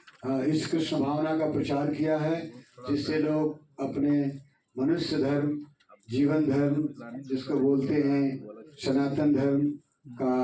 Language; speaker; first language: Hindi; native; Hindi